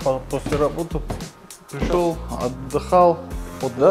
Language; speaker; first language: Russian; non-native, fluent; Uzbek